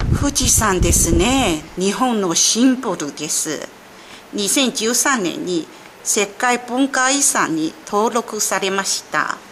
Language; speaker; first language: Japanese; native; Japanese